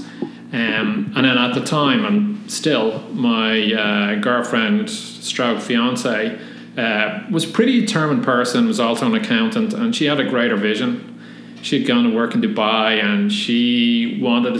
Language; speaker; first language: English; native; English